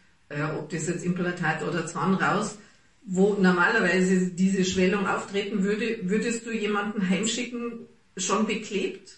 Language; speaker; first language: German; native; German